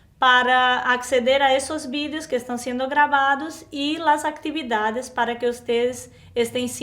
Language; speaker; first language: Spanish; non-native, fluent; Portuguese